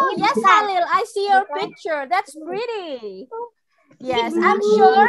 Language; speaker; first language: English; non-native, local second language; Indonesian